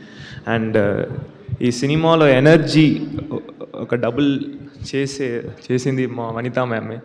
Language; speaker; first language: Telugu; non-native, learner; Tamil